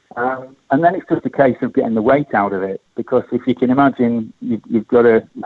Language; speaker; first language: English; native; English